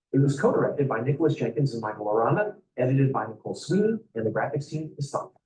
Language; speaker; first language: English; native; English